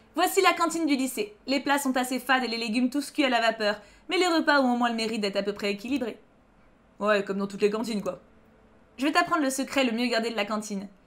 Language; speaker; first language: French; native; French